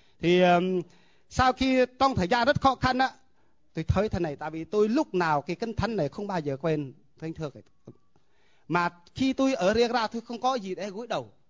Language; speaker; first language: Vietnamese; non-native, local second language; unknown